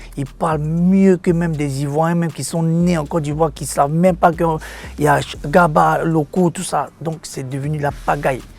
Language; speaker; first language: French; non-native, local second language; Korean